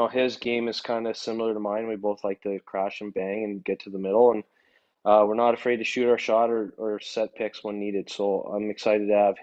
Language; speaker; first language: English; native; English